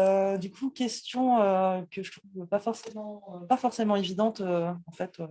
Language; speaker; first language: French; native; French